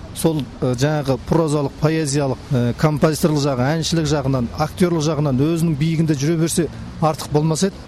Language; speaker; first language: Kazakh; native; Kazakh